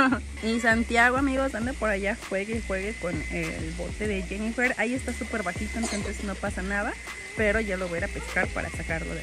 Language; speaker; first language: Spanish; native; Spanish